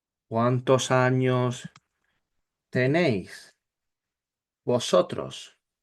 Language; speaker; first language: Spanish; non-native, learner; English